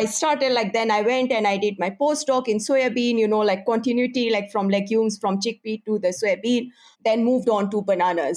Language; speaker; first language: English; non-native, local second language; Hindi